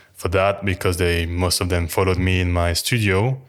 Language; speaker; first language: English; non-native, fluent; French